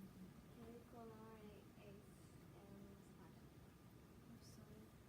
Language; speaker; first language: Spanish; non-native, learner; English